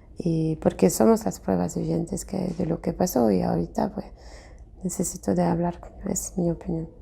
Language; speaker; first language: Spanish; non-native, fluent; French